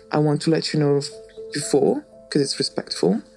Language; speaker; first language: English; non-native, fluent; French